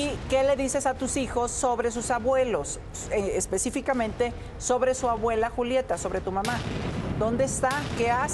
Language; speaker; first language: Spanish; native; Spanish